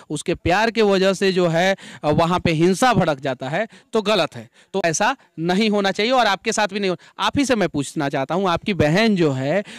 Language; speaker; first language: Hindi; native; Hindi